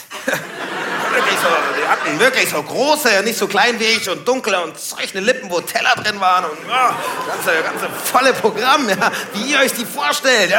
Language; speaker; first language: German; native; German